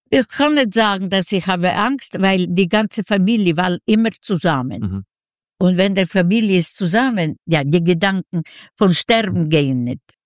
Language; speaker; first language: German; non-native, learner; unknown